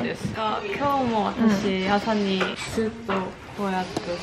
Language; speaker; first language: Japanese; non-native, learner; Korean